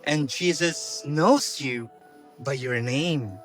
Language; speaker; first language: English; non-native, local second language; Filipino